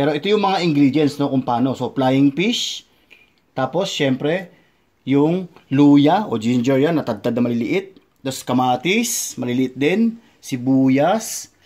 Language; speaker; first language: Filipino; non-native, local second language; Cebuano